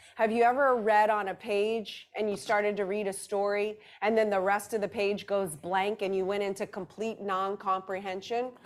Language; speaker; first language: English; native; English